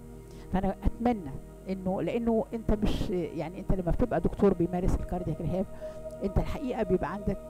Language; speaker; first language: Arabic; native; Arabic